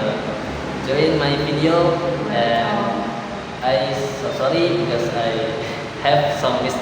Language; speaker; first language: English; non-native, learner; Indonesian